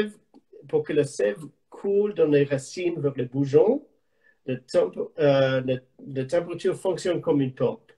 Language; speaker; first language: French; non-native, learner; English